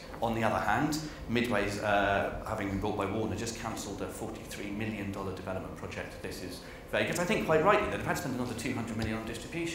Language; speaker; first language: English; native; English